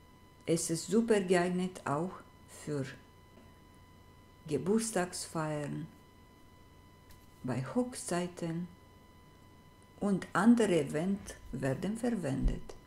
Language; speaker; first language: German; non-native, fluent; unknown